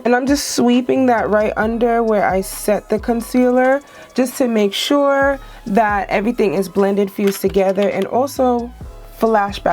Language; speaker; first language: English; native; English